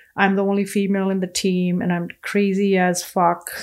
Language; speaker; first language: English; non-native, local second language; Punjabi